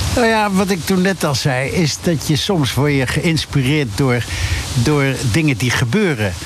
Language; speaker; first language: Dutch; native; Dutch